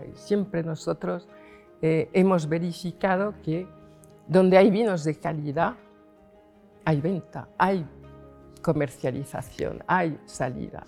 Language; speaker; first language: Spanish; non-native, fluent; French